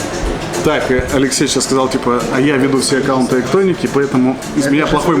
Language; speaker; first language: Russian; native; Russian